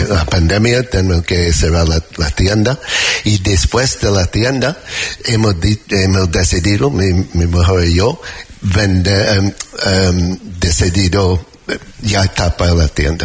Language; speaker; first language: Spanish; non-native, learner; English